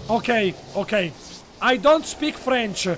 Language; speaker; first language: English; non-native, learner; Italian